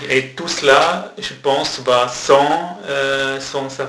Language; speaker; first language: French; non-native, local second language; German